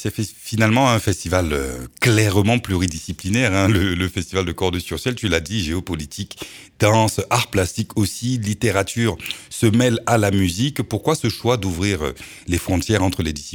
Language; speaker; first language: French; native; French